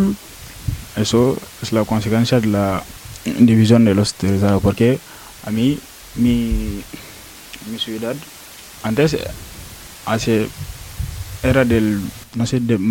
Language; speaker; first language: Spanish; non-native, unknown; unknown